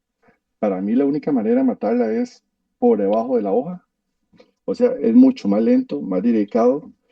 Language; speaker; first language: Spanish; native; Spanish